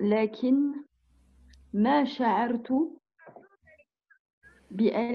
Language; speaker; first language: Arabic; non-native, learner; French